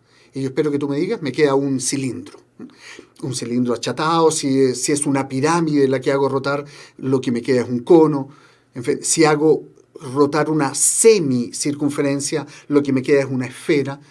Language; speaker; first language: Spanish; native; Spanish